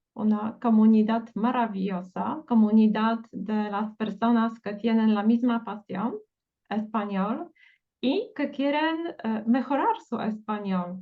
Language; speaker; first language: Spanish; non-native, fluent; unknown